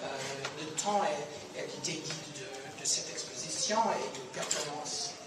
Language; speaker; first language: French; non-native, fluent; English